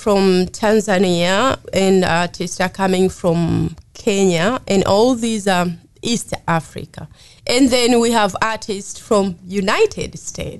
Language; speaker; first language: English; non-native, local second language; Swahili